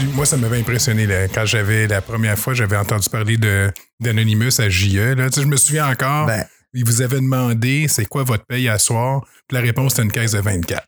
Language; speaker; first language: French; native; French